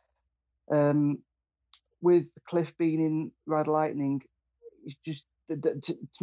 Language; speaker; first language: English; native; English